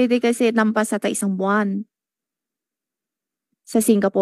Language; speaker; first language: Filipino; non-native, learner; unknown